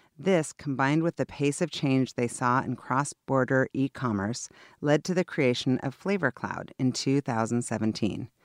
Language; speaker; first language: English; native; English